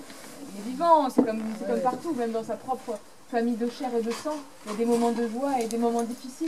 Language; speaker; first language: French; early bilingual, other home language; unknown